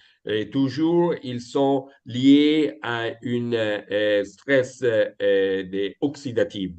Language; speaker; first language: French; non-native, learner; Italian